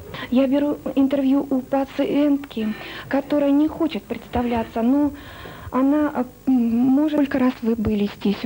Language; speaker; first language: Russian; native; Russian